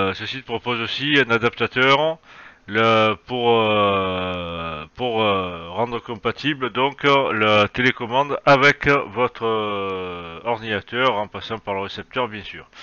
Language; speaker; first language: French; native; French